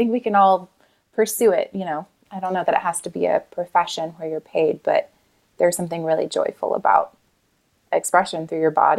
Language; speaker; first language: English; native; English